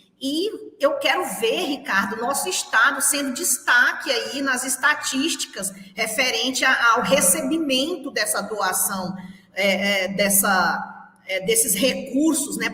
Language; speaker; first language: Portuguese; native; Portuguese